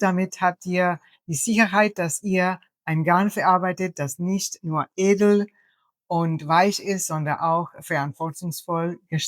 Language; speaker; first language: German; non-native, fluent; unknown